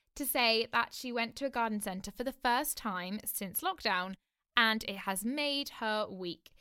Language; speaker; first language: English; native; English